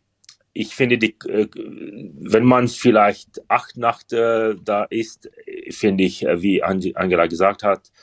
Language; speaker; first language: German; non-native, learner; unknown